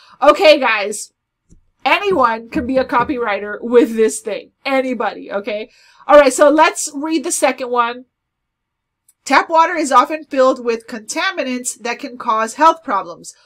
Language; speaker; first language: English; native; English